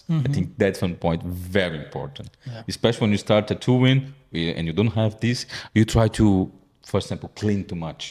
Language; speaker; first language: English; non-native, fluent; Portuguese